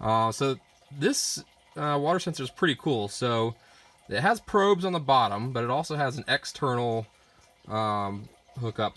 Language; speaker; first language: English; native; English